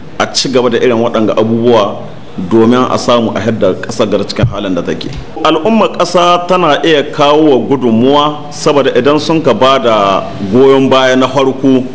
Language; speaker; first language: Hausa; native; Hausa